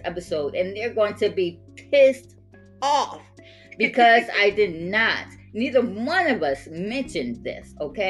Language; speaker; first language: English; native; English